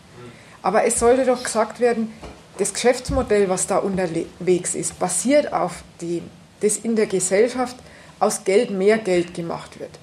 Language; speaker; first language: German; native; German